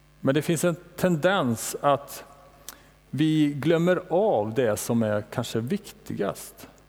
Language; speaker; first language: Swedish; native; Swedish